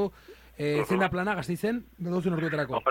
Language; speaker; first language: Basque; native; Basque